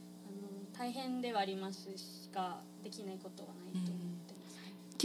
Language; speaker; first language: Japanese; native; Japanese